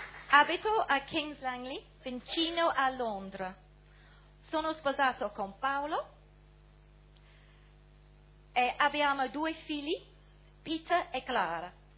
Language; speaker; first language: Italian; non-native, learner; English